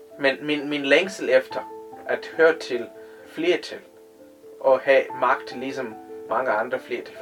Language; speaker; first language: Danish; non-native, fluent; Tamil